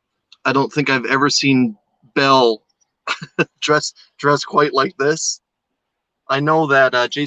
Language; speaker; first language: English; native; English